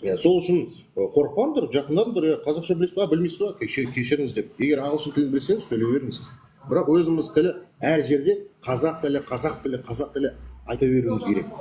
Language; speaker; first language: Kazakh; non-native, local second language; Russian